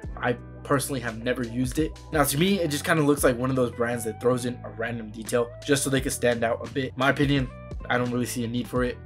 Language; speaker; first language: English; native; English